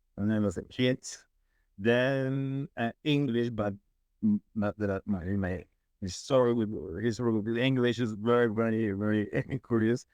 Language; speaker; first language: English; non-native, learner; Spanish